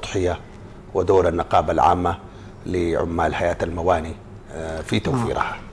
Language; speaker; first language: Arabic; native; Arabic